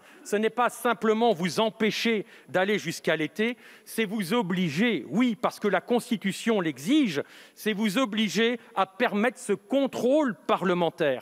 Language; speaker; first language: French; native; French